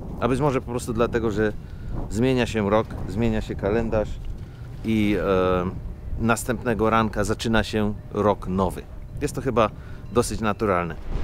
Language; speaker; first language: Polish; native; Polish